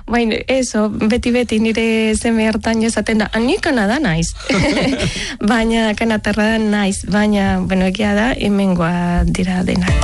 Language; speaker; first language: Basque; non-native, learner; Spanish